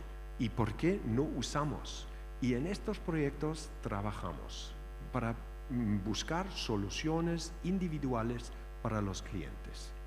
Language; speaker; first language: Spanish; non-native, fluent; German